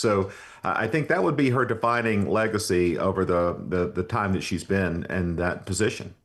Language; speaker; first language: English; native; English